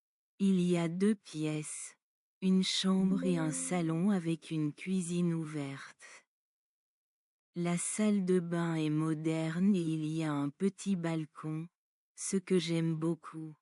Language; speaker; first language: French; non-native, learner; Bangla